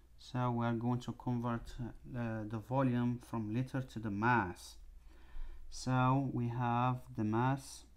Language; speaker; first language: English; non-native, fluent; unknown